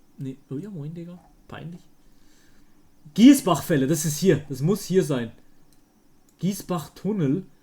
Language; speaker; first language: German; native; German